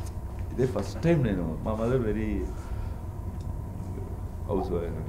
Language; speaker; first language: Telugu; non-native, learner; Tamil